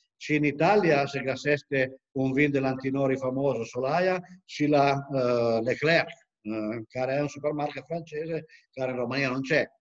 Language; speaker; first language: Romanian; non-native, fluent; Italian